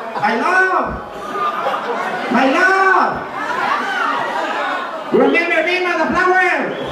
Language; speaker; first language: English; non-native, local second language; Spanish